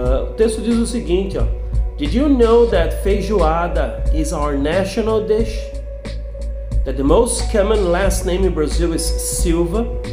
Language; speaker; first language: English; non-native, fluent; Portuguese